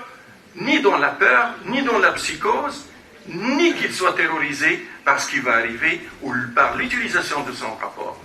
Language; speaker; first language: French; non-native, local second language; Arabic